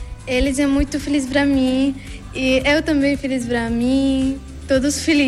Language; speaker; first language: Portuguese; non-native, learner; Arabic